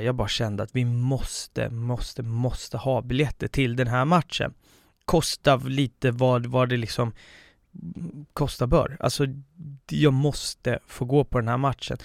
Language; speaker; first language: Swedish; native; Swedish